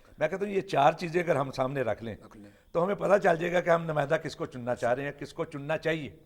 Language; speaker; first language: Urdu; non-native, local second language; Punjabi